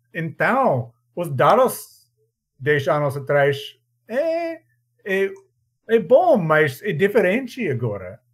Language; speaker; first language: Portuguese; non-native, learner; English